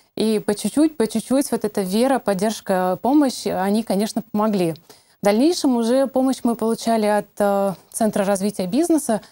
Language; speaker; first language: Russian; native; Russian